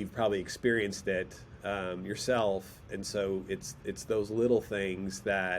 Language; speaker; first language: English; native; English